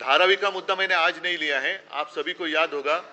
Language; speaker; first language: Hindi; non-native, local second language; Marathi